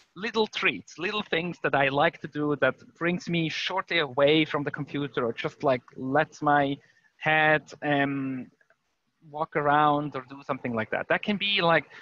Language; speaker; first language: English; non-native, fluent; German